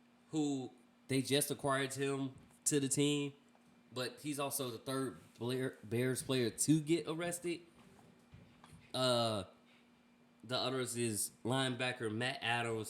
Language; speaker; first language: English; native; English